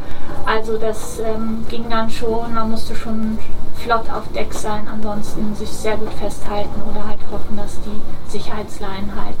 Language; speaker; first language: German; native; German